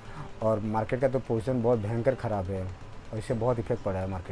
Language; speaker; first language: Hindi; native; Hindi